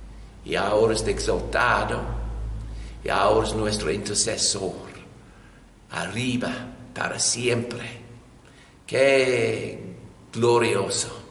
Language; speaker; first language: Spanish; non-native, learner; English